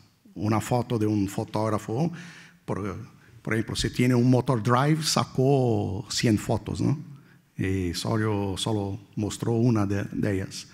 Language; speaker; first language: Spanish; non-native, fluent; Portuguese